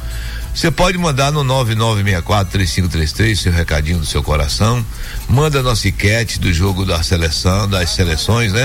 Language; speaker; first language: Portuguese; native; Portuguese